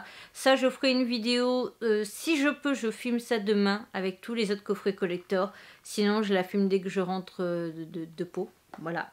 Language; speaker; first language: French; native; French